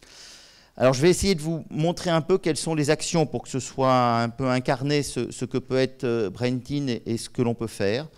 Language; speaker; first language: French; native; French